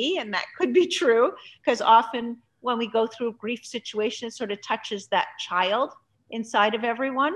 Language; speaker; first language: English; native; English